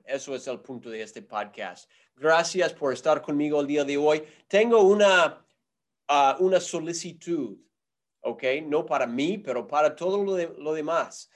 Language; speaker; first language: Spanish; non-native, fluent; English